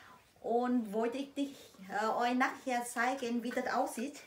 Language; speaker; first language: German; non-native, learner; Vietnamese